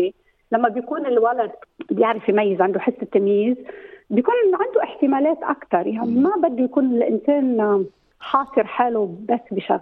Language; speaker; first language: Arabic; native; Arabic